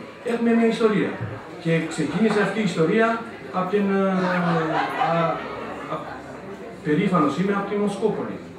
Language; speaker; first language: Greek; non-native, fluent; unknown